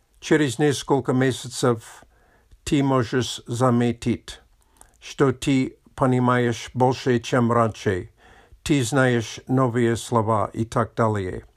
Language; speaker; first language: Russian; non-native, learner; English